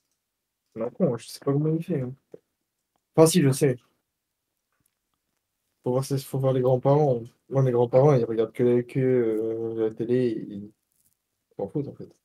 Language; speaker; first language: French; native; French